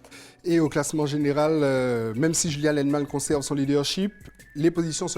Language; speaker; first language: French; native; French